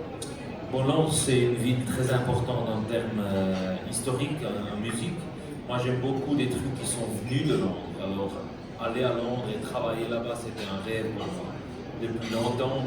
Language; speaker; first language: French; non-native, local second language; German